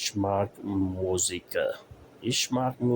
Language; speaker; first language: German; non-native, learner; Urdu